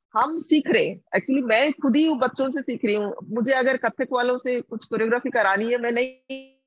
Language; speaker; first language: Hindi; non-native, local second language; Odia